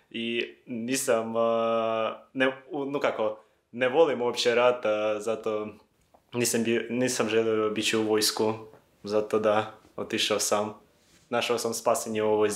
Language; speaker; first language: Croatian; non-native, learner; Ukrainian